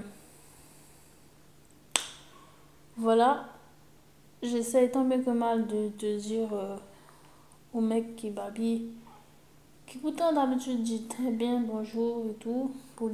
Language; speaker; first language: French; native; French